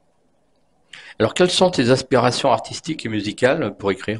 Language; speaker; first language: French; native; French